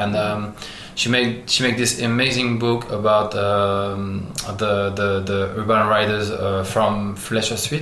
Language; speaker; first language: English; non-native, learner; French